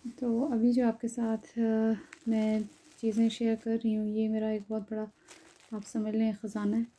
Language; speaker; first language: Urdu; native; Urdu